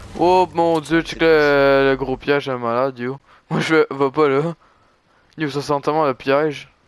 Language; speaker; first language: French; native; French